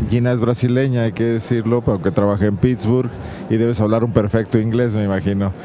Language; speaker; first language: Spanish; native; Spanish